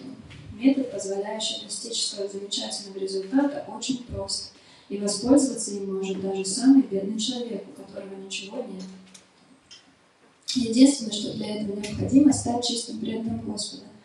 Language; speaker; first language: Russian; native; Russian